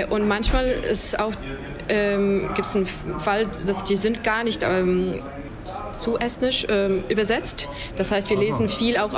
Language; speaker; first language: German; non-native, fluent; Estonian